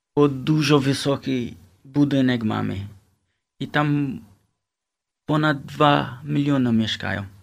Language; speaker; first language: Polish; non-native, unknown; Kurdish